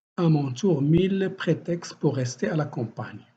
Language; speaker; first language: French; non-native, local second language; Arabic